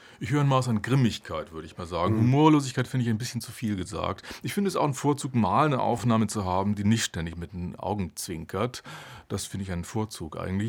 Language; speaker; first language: German; native; German